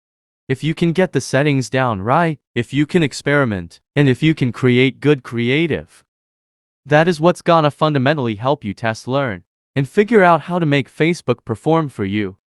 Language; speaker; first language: English; native; English